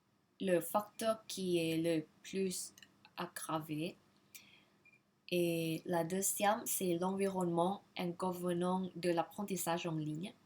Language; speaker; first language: French; non-native, learner; Thai